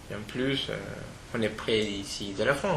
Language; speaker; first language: French; non-native, fluent; Spanish